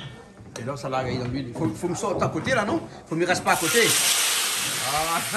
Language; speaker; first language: French; native; French